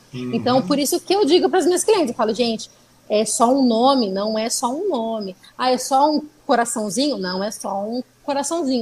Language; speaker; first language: Portuguese; native; Portuguese